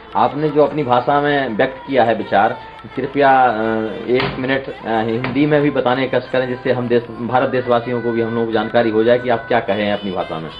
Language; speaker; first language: Hindi; native; Hindi